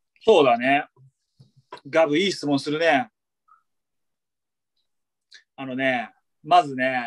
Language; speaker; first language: Japanese; native; Japanese